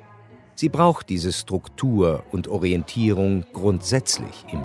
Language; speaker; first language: German; native; German